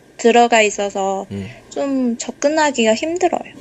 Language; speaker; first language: Korean; non-native, learner; Chinese